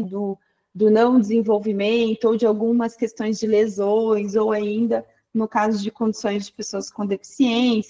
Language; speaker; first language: Portuguese; native; Portuguese